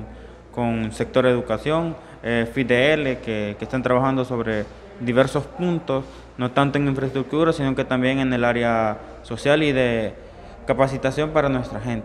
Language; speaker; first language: Spanish; native; Spanish